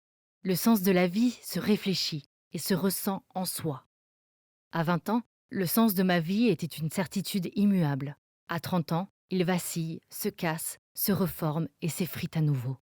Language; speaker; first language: French; native; French